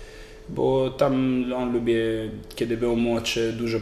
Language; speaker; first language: Polish; non-native, learner; Italian